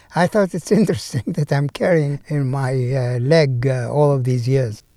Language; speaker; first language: English; non-native, fluent; Arabic